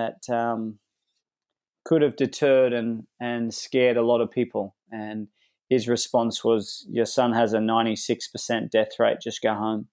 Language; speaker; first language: English; native; English